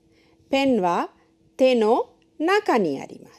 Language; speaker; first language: Japanese; non-native, fluent; Hindi